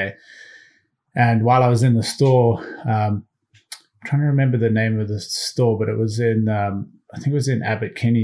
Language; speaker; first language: English; native; English